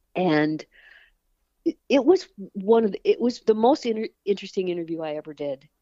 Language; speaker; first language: English; native; English